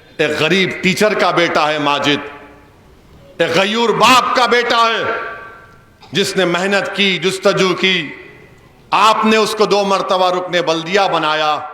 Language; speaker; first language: Urdu; native; Urdu